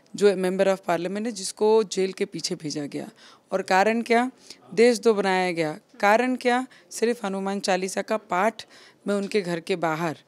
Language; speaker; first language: Hindi; non-native, local second language; Marathi